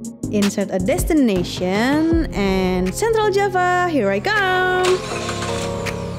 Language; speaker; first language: English; non-native, fluent; Indonesian